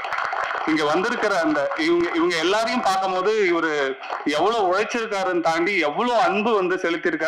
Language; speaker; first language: Tamil; native; Tamil